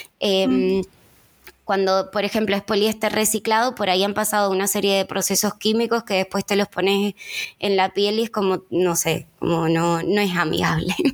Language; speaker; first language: Spanish; native; Spanish